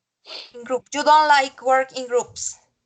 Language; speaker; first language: English; non-native, fluent; Spanish